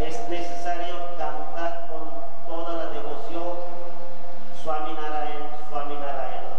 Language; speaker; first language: Spanish; non-native, learner; Gujarati